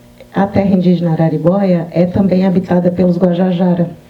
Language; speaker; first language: Portuguese; native; Portuguese